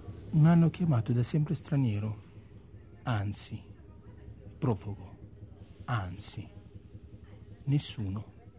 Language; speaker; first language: Italian; non-native, fluent; Arabic